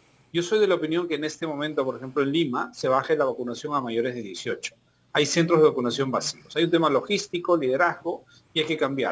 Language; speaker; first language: Spanish; native; Spanish